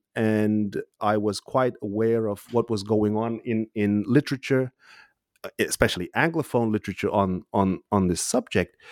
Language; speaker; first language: English; non-native, fluent; Uzbek